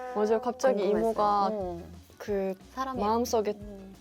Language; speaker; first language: Korean; non-native, fluent; Japanese